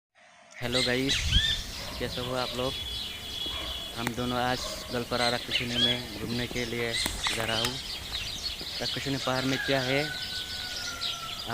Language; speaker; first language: Hindi; non-native, local second language; Assamese